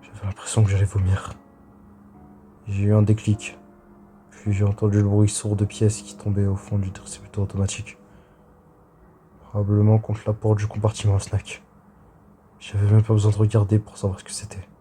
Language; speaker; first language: French; native; French